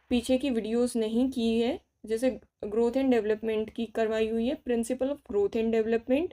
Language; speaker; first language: Hindi; native; Hindi